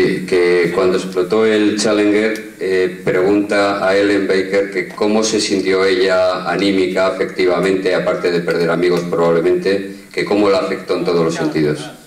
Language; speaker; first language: Spanish; native; Spanish